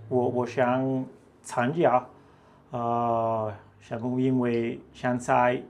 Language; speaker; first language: Chinese; non-native, learner; Spanish